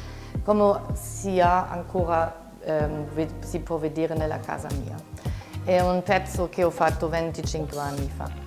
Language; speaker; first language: Italian; non-native, fluent; German